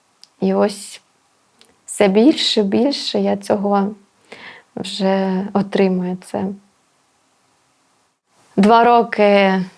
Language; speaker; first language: Ukrainian; non-native, local second language; Russian